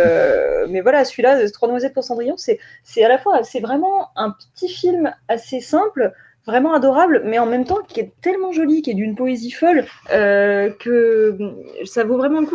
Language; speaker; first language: French; native; French